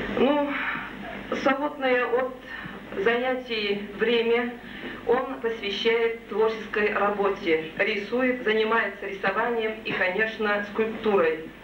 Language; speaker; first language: Russian; non-native, local second language; Tatar